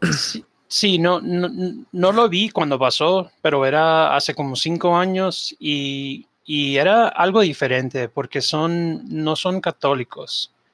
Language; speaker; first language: Spanish; early bilingual, heritage; Spanish